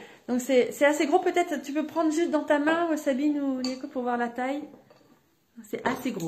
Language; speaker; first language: French; native; French